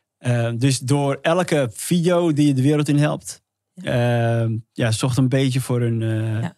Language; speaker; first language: Dutch; early bilingual, other home language; Somali